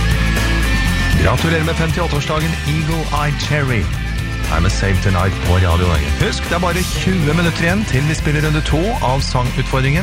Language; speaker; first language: Norwegian; native; Norwegian